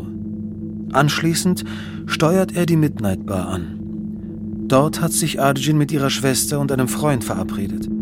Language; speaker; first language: German; native; German